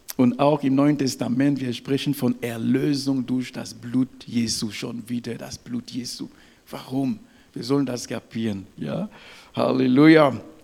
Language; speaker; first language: German; non-native, fluent; French